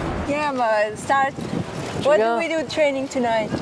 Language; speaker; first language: English; non-native, fluent; German